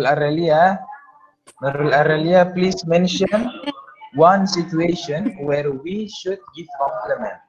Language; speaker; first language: English; non-native, fluent; Indonesian